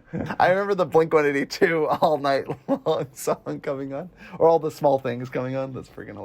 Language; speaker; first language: English; native; English